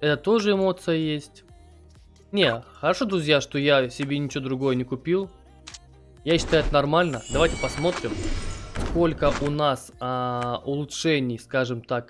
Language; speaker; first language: Russian; native; Russian